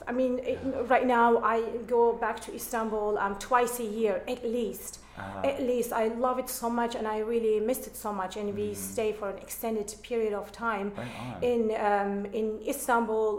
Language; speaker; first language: English; non-native, fluent; German